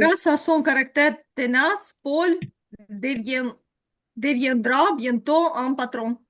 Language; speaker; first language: French; non-native, learner; Ukrainian